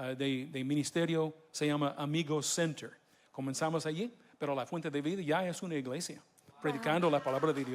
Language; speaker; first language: Spanish; non-native, fluent; English